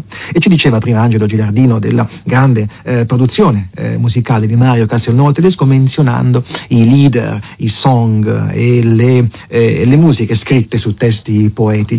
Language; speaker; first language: Italian; native; Italian